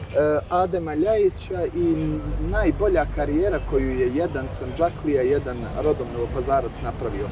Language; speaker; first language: Serbian; native; Serbian